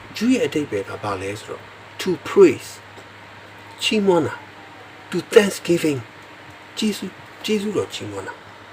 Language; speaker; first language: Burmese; non-native, local second language; S'gaw Karen